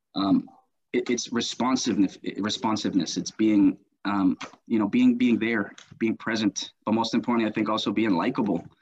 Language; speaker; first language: English; native; English